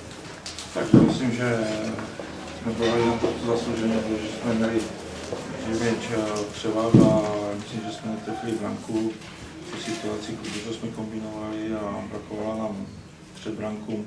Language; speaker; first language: Polish; non-native, learner; Czech